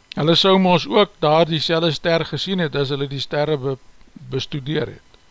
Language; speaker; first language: Afrikaans; native; Afrikaans